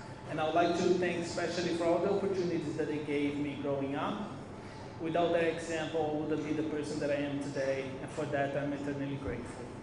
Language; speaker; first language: English; non-native, fluent; Portuguese